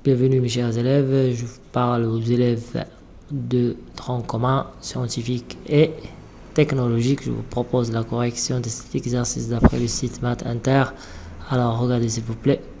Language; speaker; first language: French; non-native, local second language; Arabic